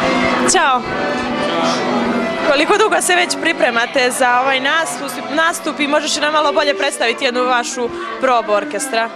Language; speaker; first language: Bosnian; native; Bosnian